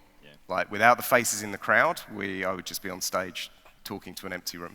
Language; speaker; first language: English; native; English